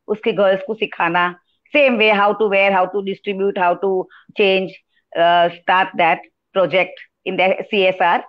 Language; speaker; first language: Hindi; non-native, local second language; Gujarati